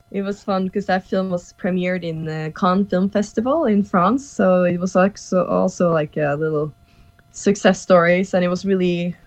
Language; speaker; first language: English; non-native, fluent; Norwegian